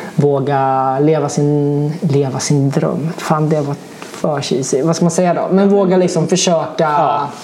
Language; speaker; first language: Swedish; native; Swedish